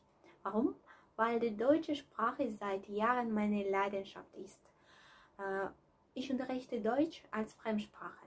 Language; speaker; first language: German; non-native, fluent; Russian